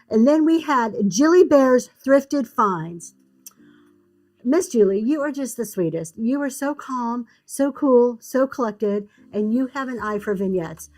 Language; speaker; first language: English; native; English